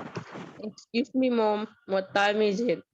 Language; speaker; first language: English; non-native, learner; Indonesian